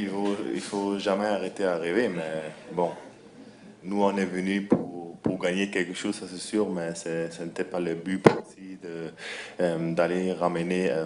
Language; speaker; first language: French; non-native, fluent; German